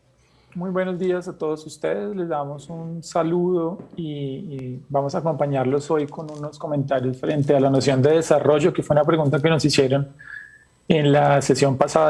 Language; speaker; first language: Spanish; native; Spanish